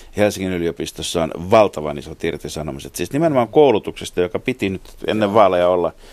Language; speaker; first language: Finnish; native; Finnish